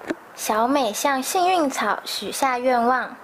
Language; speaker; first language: Chinese; native; Chinese